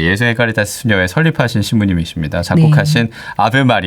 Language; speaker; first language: Korean; native; Korean